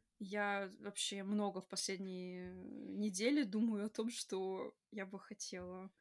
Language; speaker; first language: Russian; native; Russian